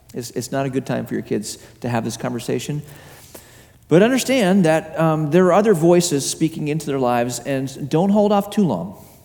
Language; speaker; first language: English; native; English